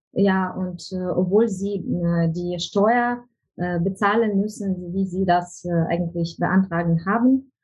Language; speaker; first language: German; non-native, fluent; Ukrainian